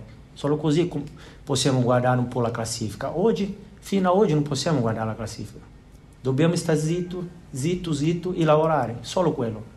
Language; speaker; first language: Italian; non-native, fluent; Portuguese